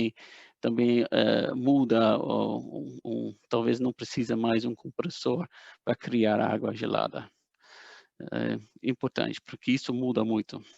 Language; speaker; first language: Portuguese; non-native, fluent; Dutch